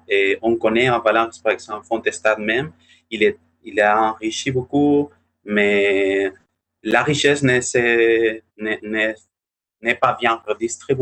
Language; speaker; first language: French; non-native, learner; Spanish